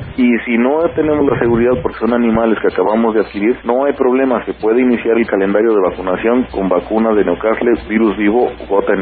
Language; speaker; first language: Spanish; native; Spanish